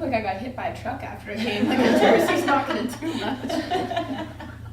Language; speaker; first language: English; native; English